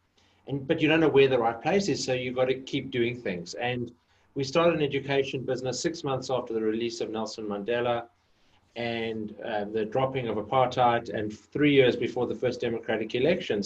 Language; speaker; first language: English; native; English